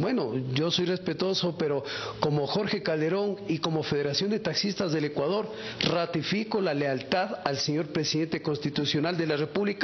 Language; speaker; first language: Spanish; native; Spanish